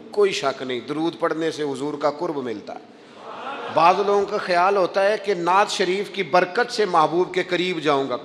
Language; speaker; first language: Urdu; non-native, local second language; Punjabi